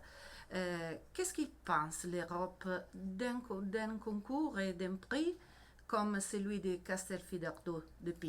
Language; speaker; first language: French; non-native, learner; Italian